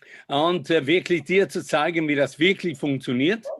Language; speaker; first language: German; non-native, fluent; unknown